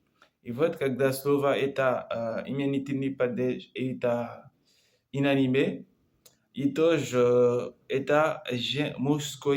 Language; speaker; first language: Russian; non-native, learner; Comorian